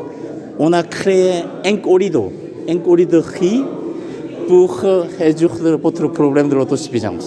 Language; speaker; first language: French; non-native, fluent; Korean